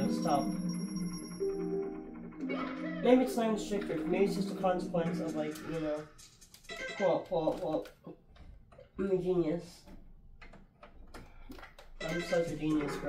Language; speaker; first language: English; native; English